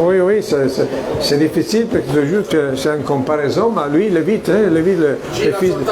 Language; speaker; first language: French; non-native, fluent; Italian